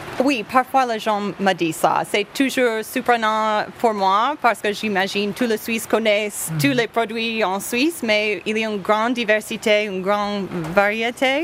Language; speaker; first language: French; non-native, learner; English